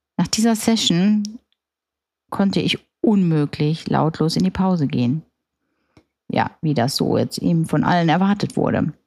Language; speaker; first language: German; native; German